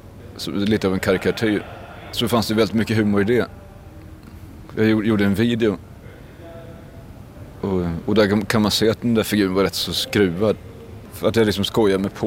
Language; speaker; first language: Swedish; native; Swedish